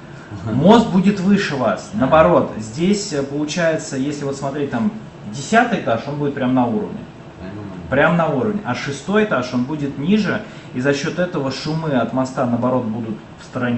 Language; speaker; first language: Russian; native; Russian